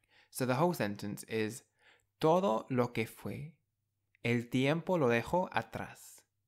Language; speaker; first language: Spanish; non-native, fluent; English